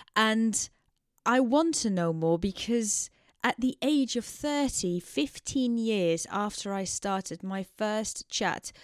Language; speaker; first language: English; non-native, fluent; Dutch